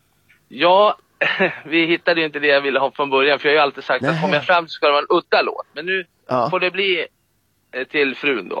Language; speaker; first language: Swedish; native; Swedish